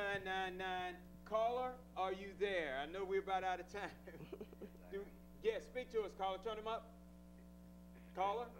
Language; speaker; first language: English; native; English